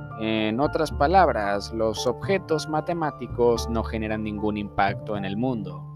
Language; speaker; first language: Spanish; native; Spanish